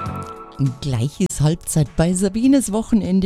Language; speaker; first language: German; native; German